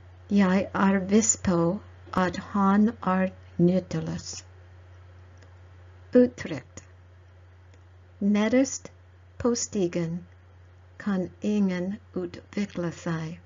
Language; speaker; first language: Norwegian; non-native, learner; English